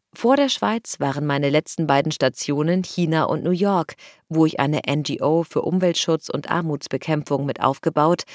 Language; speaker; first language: German; non-native, fluent; Arabic